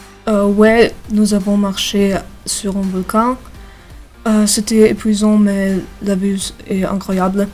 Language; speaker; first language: French; non-native, learner; German